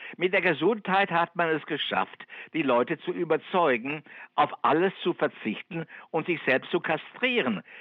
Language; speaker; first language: German; non-native, fluent; Italian